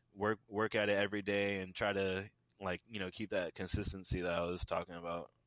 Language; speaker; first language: English; native; English